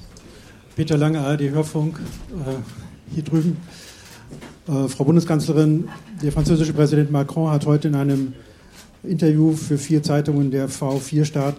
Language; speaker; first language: German; native; German